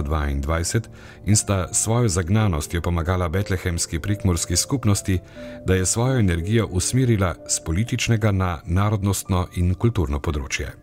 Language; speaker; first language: Slovenian; native; Slovenian